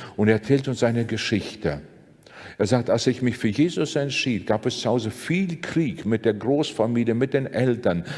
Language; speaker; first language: German; non-native, fluent; Latvian